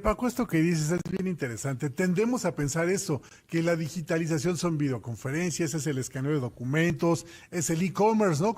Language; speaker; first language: Spanish; native; Spanish